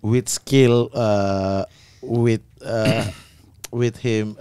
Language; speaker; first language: English; non-native, learner; Indonesian